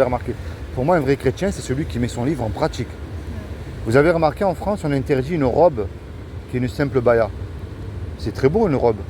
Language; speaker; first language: French; native; French